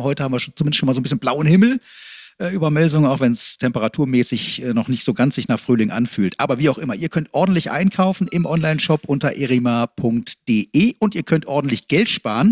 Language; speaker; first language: German; native; German